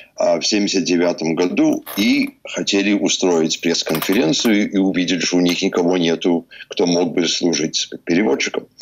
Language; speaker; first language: Russian; non-native, fluent; English